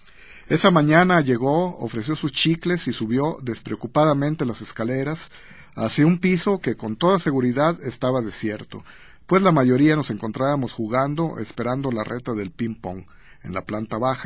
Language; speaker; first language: Spanish; native; Spanish